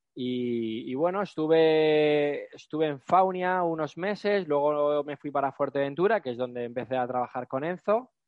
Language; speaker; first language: Spanish; native; Spanish